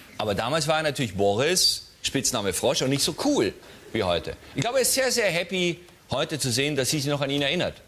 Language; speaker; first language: German; native; German